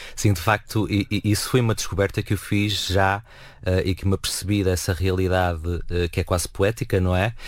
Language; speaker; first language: Portuguese; native; Portuguese